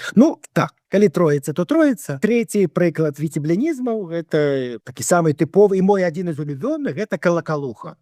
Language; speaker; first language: Belarusian; non-native, local second language; Russian